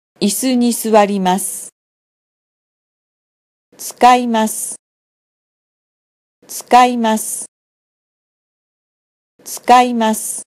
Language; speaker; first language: Japanese; non-native, fluent; Vietnamese